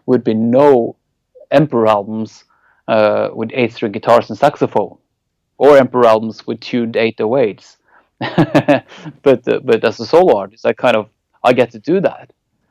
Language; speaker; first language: English; non-native, fluent; Norwegian